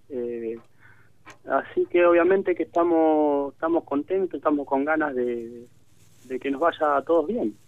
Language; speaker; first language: Spanish; native; Spanish